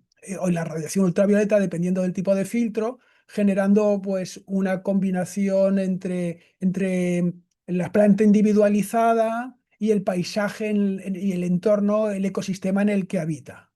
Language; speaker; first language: Spanish; native; Spanish